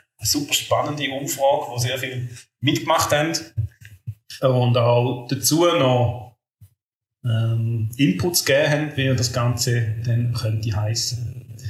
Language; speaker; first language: German; native; German